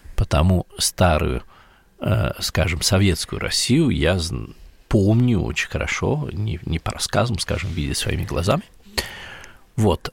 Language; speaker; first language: Russian; non-native, fluent; Italian